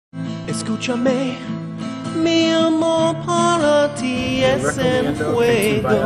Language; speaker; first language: Spanish; non-native, learner; English